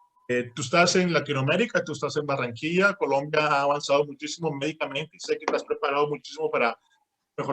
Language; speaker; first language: Spanish; native; Spanish